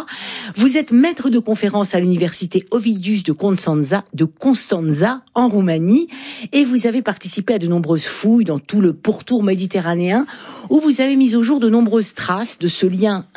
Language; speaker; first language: French; native; French